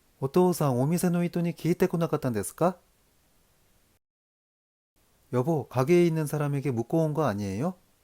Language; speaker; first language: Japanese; non-native, learner; Korean